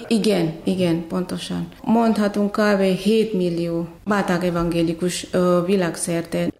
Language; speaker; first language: Hungarian; non-native, fluent; Batak Toba